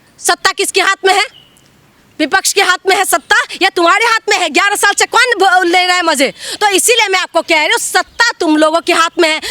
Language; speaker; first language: Hindi; non-native, local second language; Assamese